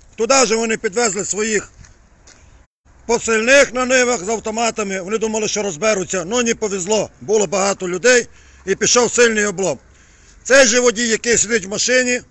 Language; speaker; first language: Ukrainian; native; Ukrainian